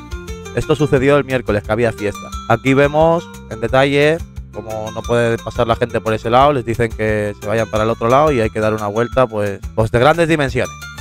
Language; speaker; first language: Spanish; native; Spanish